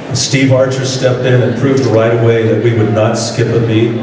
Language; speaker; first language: English; native; English